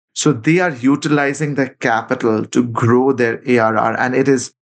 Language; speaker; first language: English; non-native, local second language; Bangla